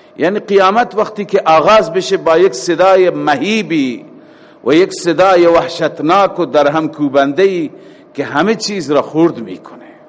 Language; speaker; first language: Persian; native; Persian